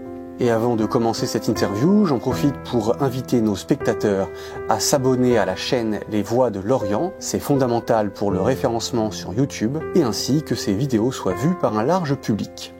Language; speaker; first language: French; native; French